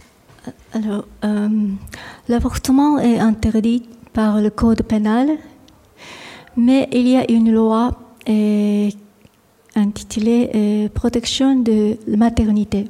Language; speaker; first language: French; non-native, fluent; Japanese